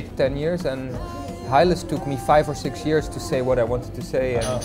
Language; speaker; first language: English; non-native, fluent; Dutch